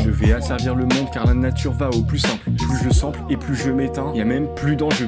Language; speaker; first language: French; native; French